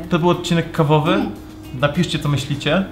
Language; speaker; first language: Polish; native; Polish